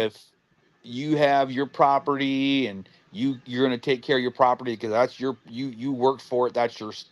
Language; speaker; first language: English; native; English